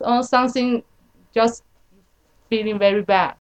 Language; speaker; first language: English; non-native, learner; Chinese